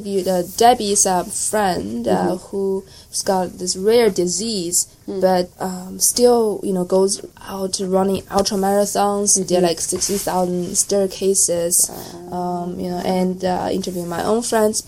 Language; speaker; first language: English; non-native, fluent; Chinese